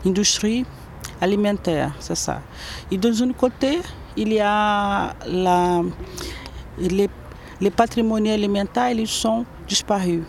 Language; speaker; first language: French; non-native, learner; Portuguese